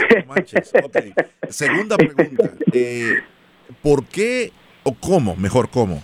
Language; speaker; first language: Spanish; native; Spanish